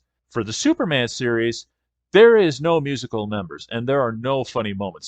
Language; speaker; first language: English; native; English